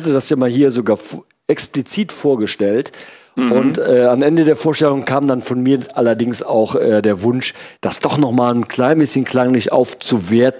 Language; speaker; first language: German; native; German